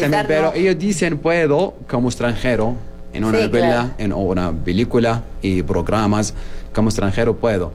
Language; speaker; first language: Spanish; non-native, learner; Arabic